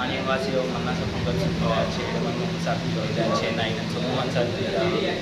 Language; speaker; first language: Korean; non-native, learner; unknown